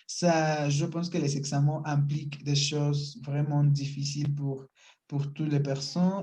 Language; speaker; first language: French; non-native, learner; Spanish